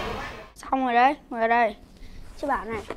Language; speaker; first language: Vietnamese; native; Vietnamese